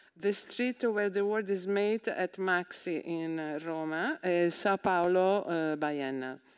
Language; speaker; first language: English; non-native, fluent; Italian